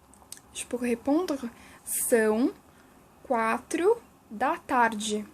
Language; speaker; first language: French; non-native, fluent; Portuguese